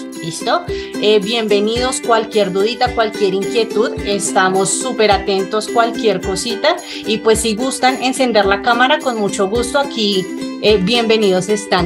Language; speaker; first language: Spanish; native; Spanish